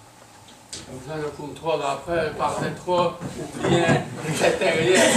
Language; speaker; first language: French; non-native, learner; Chinese